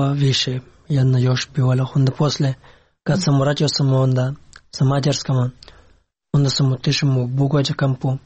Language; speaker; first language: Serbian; non-native, learner; Pashto